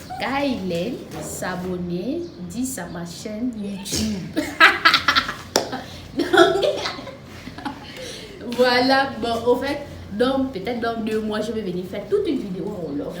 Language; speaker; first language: French; non-native, local second language; Fang